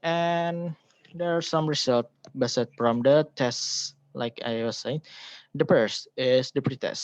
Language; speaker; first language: English; non-native, learner; Indonesian